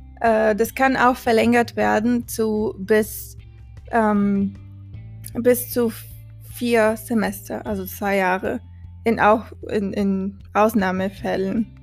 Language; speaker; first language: German; non-native, fluent; Portuguese